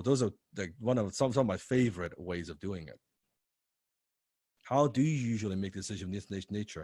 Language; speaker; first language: English; non-native, fluent; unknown